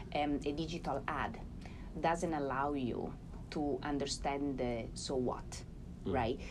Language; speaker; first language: English; non-native, fluent; Italian